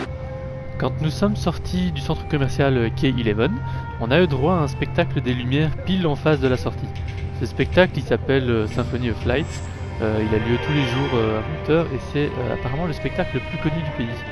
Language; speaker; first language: French; native; French